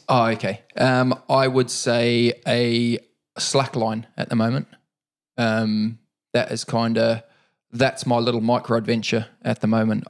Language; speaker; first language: English; native; English